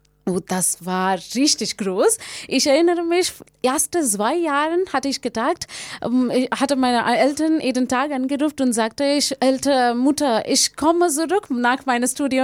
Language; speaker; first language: German; non-native, fluent; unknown